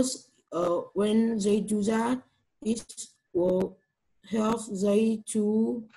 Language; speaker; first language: English; non-native, learner; Vietnamese